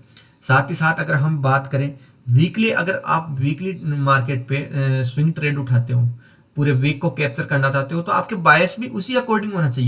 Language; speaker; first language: Hindi; native; Hindi